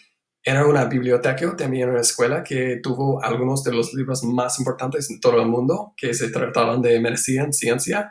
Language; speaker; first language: Spanish; non-native, fluent; English